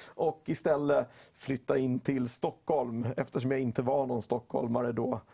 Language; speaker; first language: Swedish; native; Swedish